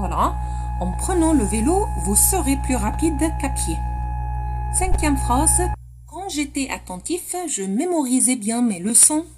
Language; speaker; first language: French; non-native, fluent; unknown